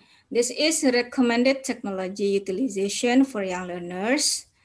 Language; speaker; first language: English; non-native, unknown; Indonesian